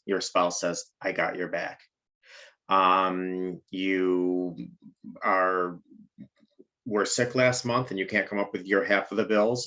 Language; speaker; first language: English; native; English